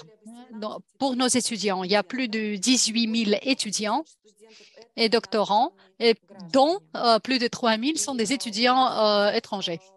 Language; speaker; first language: French; non-native, fluent; Russian